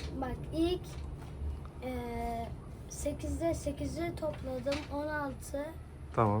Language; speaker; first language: Turkish; native; Turkish